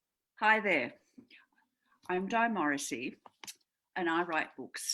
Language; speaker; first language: English; native; English